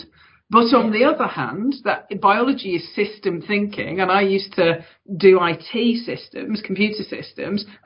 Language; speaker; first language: English; native; English